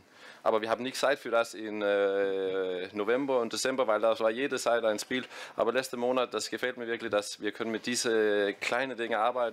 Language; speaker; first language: German; non-native, fluent; Danish